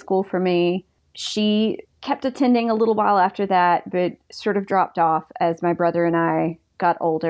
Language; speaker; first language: English; native; English